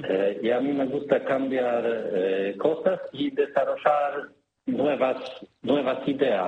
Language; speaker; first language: Spanish; non-native, learner; Polish